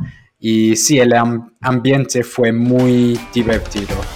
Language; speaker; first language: Spanish; non-native, fluent; English